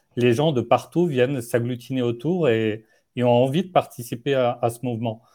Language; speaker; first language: French; native; French